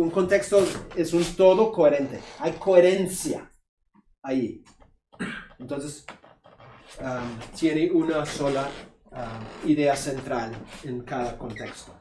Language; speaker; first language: Spanish; non-native, fluent; English